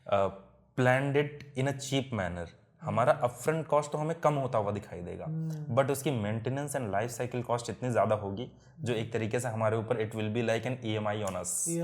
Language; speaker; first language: Hindi; native; Hindi